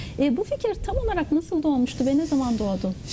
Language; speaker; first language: Turkish; native; Turkish